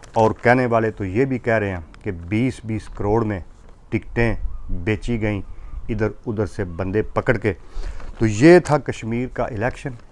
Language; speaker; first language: Urdu; non-native, local second language; Punjabi